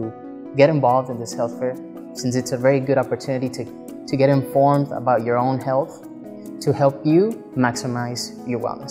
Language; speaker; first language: English; native; English